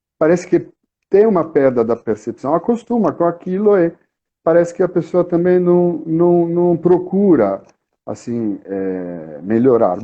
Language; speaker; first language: Portuguese; non-native, fluent; Italian